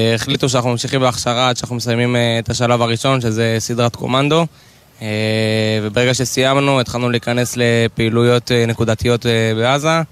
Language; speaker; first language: Hebrew; native; Hebrew